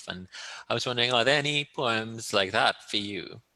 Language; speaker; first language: English; native; English